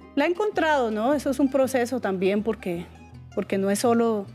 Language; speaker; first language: Spanish; native; Spanish